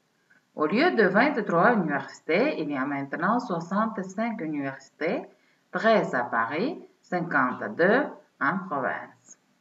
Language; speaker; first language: French; non-native, fluent; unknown